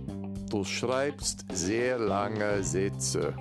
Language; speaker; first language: German; non-native, learner; Spanish